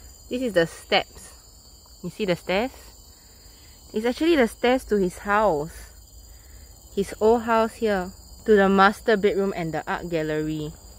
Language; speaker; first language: English; non-native, local second language; Chinese